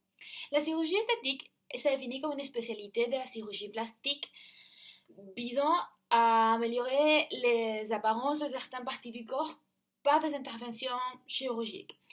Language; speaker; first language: French; non-native, learner; Spanish